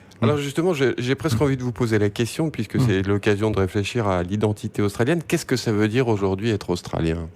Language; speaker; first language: French; native; French